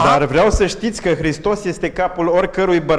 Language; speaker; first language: Romanian; native; Romanian